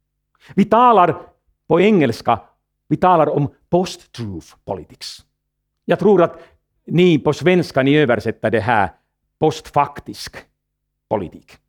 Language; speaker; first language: Swedish; non-native, fluent; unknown